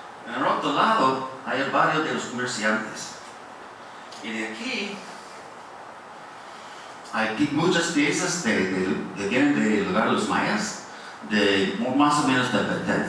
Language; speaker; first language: Spanish; non-native, fluent; English